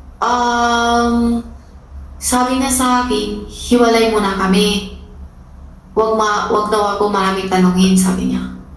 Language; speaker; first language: Filipino; non-native, learner; Chinese